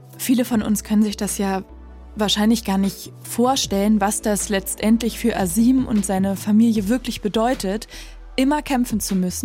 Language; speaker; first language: German; native; German